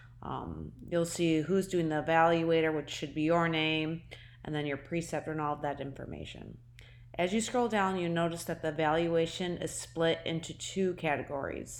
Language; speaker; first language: English; native; English